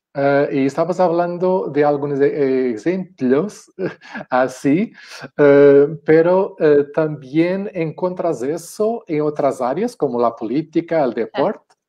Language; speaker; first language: Spanish; non-native, fluent; Portuguese